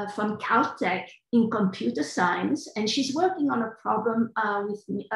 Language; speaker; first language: English; non-native, fluent; French